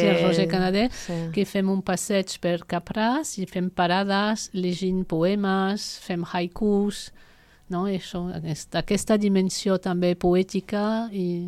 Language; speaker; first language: Catalan; non-native, local second language; Spanish